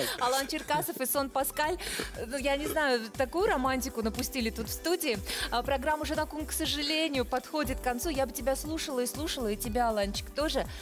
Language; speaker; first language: Russian; native; Russian